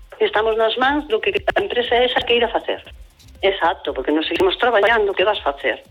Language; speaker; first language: Galician; native; Galician